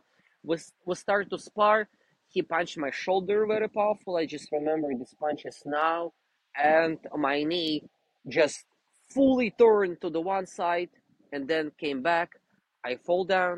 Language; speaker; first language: English; non-native, fluent; Russian